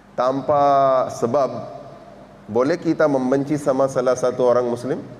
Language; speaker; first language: Indonesian; non-native, learner; Urdu